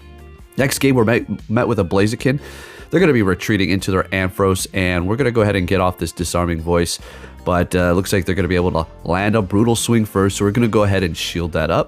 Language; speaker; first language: English; native; English